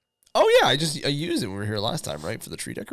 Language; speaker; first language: English; native; English